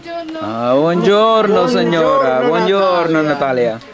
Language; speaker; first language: Italian; non-native, learner; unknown